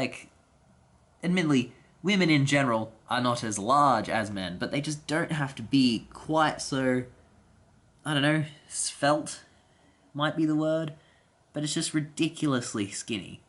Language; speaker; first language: English; native; English